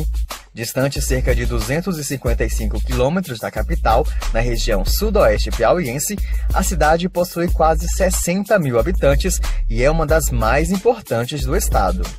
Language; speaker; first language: Portuguese; native; Portuguese